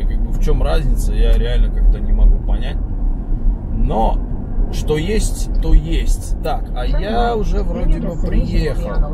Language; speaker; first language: Russian; native; Russian